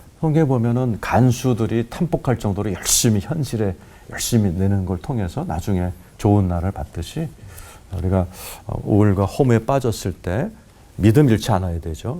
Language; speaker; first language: Korean; native; Korean